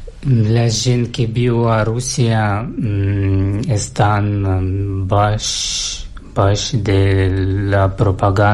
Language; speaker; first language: Catalan; non-native, learner; Russian